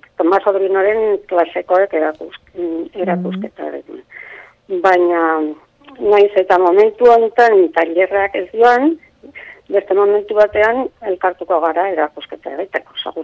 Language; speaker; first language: Basque; non-native, local second language; Spanish